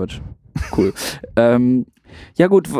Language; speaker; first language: German; native; German